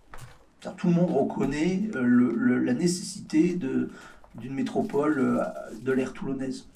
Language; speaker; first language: French; native; French